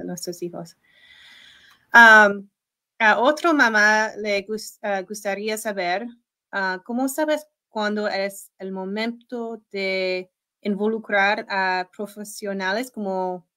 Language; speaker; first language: Spanish; non-native, learner; English